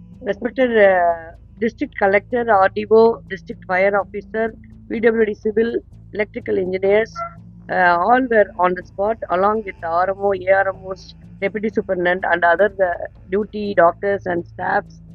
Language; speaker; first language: English; non-native, local second language; Tamil